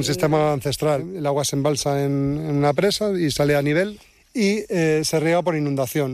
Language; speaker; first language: Spanish; native; Spanish